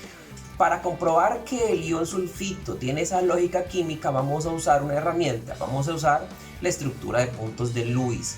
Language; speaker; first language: Spanish; native; Spanish